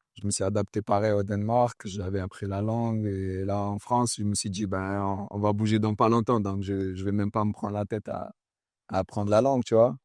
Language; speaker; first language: French; early bilingual, other home language; Chechen